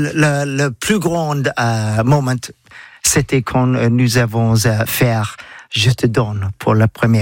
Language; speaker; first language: French; non-native, learner; English